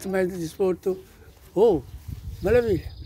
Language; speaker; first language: Portuguese; non-native, learner; Chinese